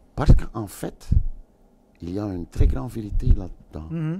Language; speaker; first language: French; non-native, local second language; Dutch